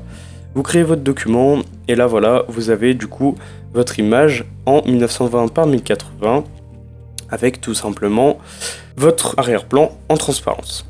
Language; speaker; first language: French; native; French